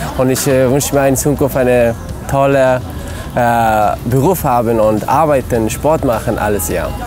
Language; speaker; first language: German; non-native, learner; Persian